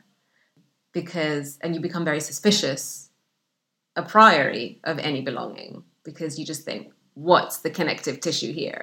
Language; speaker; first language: English; non-native, fluent; Arabic